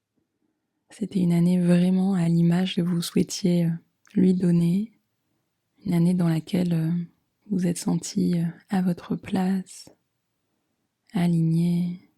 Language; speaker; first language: French; native; French